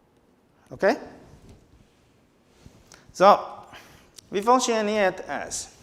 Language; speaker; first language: German; non-native, learner; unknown